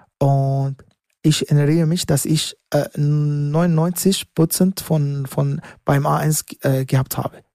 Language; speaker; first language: German; non-native, learner; Arabic